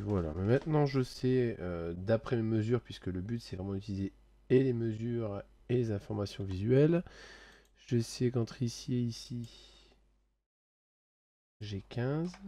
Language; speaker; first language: French; native; French